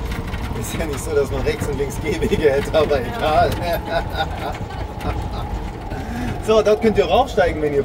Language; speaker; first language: German; native; German